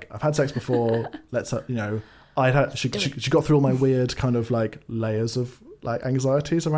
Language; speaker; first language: English; native; English